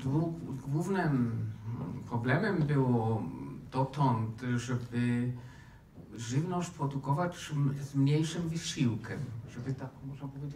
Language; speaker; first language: Polish; non-native, fluent; German